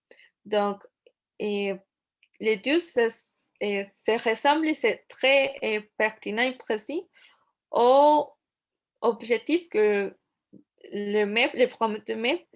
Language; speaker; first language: French; non-native, fluent; Spanish